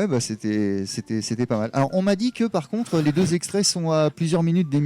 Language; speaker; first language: French; native; French